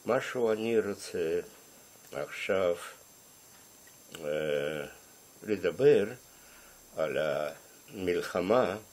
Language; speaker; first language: Hebrew; non-native, fluent; Russian